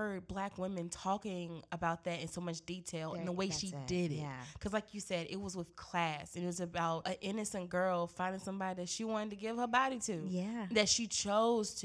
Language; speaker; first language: English; native; English